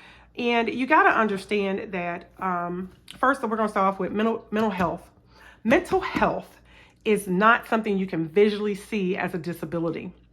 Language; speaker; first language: English; native; English